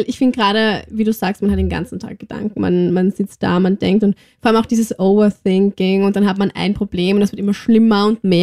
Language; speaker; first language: German; native; German